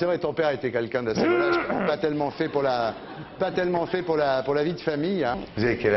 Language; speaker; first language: French; native; French